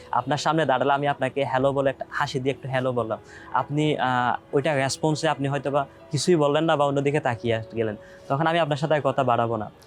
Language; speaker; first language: Bangla; native; Bangla